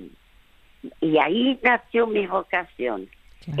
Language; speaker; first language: Spanish; early bilingual, other home language; French